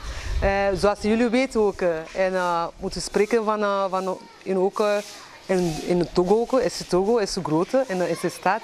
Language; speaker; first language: Dutch; non-native, learner; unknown